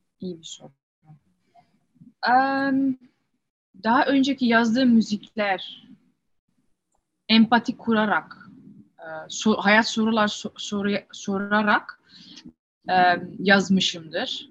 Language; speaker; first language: Turkish; early bilingual, heritage; Turkish